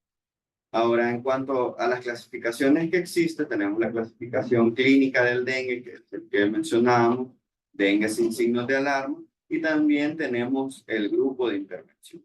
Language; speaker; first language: Spanish; native; Spanish